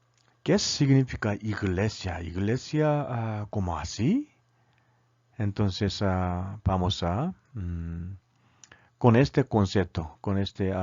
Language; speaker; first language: Spanish; non-native, learner; Korean